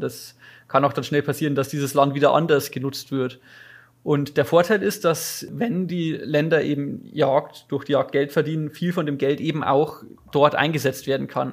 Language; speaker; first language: German; native; German